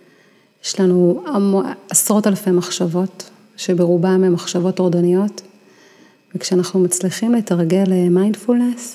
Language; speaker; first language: Hebrew; native; Hebrew